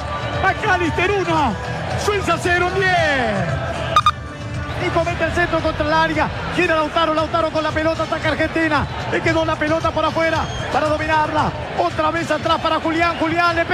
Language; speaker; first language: Spanish; native; Spanish